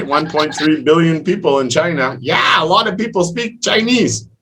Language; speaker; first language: English; non-native, fluent; French